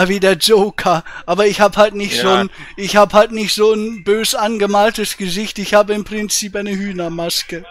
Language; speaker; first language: German; native; German